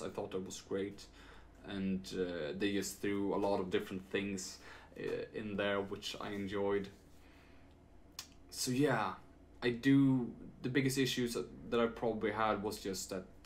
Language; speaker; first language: English; non-native, fluent; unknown